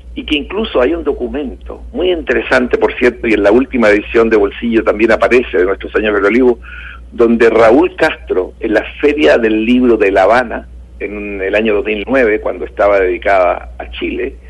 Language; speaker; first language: Spanish; native; Spanish